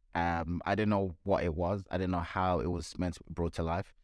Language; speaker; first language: English; non-native, local second language; Yoruba